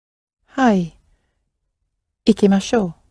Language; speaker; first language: Japanese; non-native, learner; English